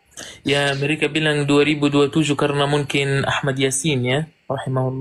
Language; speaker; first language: Indonesian; non-native, fluent; Arabic